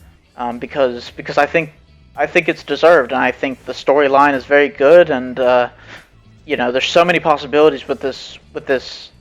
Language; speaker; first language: English; native; English